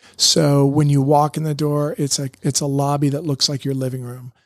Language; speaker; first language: English; native; English